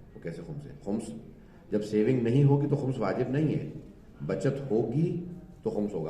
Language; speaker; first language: Urdu; native; Urdu